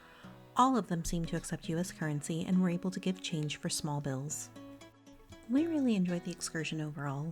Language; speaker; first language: English; native; English